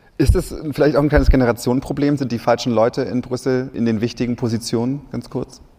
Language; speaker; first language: German; native; German